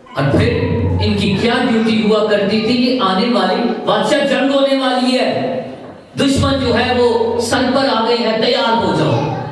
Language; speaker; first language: Urdu; non-native, local second language; Punjabi